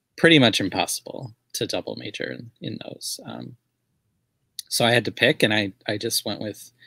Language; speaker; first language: English; native; English